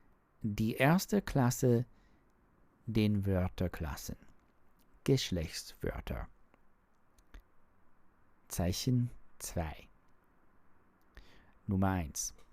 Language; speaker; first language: German; non-native, learner; English